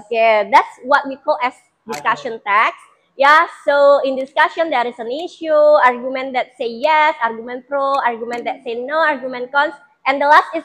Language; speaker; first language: English; non-native, fluent; Indonesian